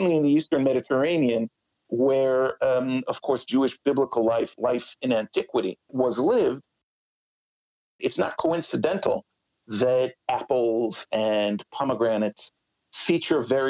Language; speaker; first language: English; native; English